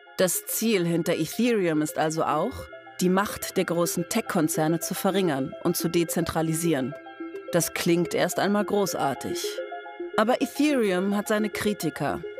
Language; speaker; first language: German; native; German